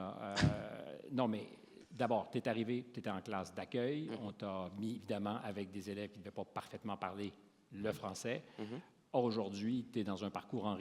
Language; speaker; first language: French; native; French